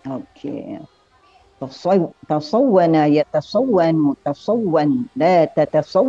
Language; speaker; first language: Arabic; non-native, learner; Indonesian